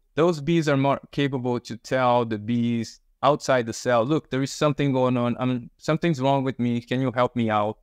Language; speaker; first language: English; early bilingual, other home language; Portuguese